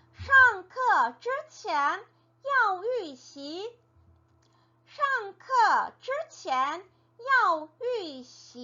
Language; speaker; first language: Chinese; non-native, fluent; Korean